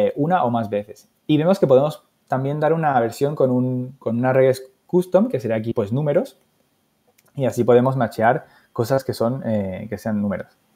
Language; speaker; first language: Spanish; native; Spanish